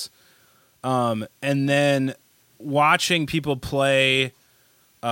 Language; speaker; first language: English; native; English